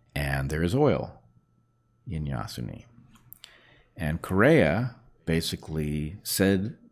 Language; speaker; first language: English; native; English